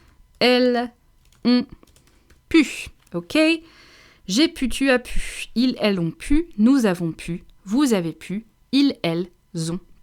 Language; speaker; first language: French; non-native, fluent; English